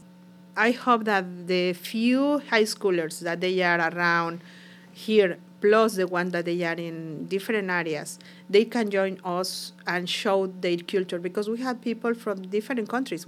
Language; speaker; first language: English; non-native, learner; Spanish